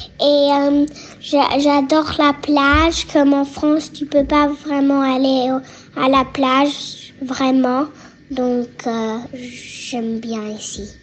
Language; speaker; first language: French; early bilingual, heritage; French